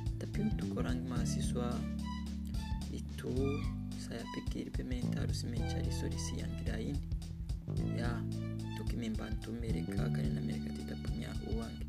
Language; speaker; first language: Indonesian; non-native, learner; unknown